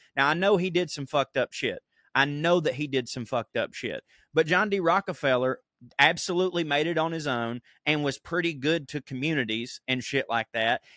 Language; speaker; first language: English; native; English